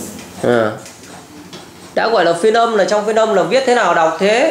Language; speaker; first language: Vietnamese; native; Vietnamese